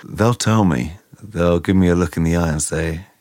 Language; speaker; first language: English; native; English